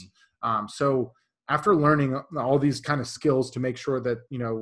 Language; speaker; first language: English; native; English